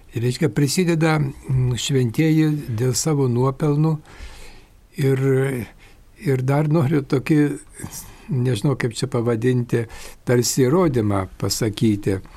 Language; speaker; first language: Lithuanian; native; Lithuanian